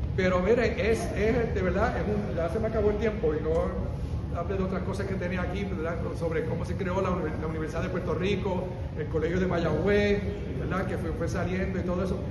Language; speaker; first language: Spanish; early bilingual, heritage; Spanish